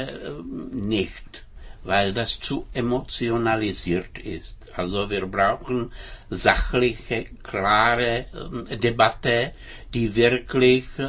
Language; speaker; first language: German; non-native, fluent; Czech